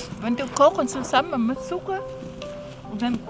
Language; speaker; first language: German; non-native, learner; Thai